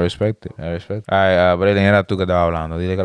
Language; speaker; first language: Spanish; early bilingual, heritage; Spanish